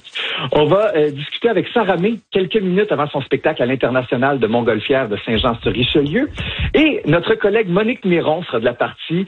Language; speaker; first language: French; native; French